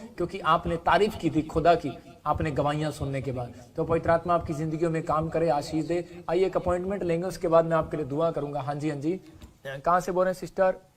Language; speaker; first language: Hindi; non-native, local second language; Punjabi